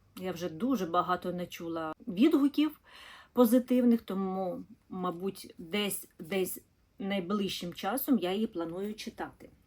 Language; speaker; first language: Ukrainian; non-native, local second language; Russian